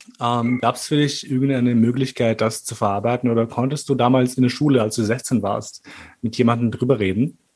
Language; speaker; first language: German; early bilingual, other home language; Albanian